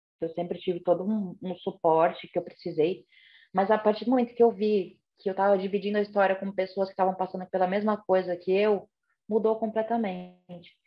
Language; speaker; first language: Portuguese; native; Portuguese